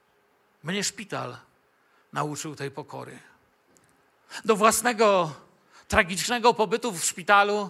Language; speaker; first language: Polish; native; Polish